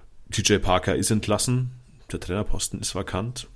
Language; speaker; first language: German; native; German